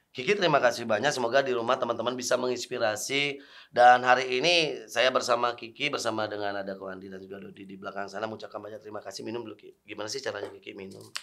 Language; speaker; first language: Indonesian; native; Indonesian